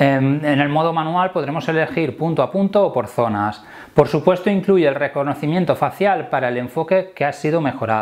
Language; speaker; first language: Spanish; native; Spanish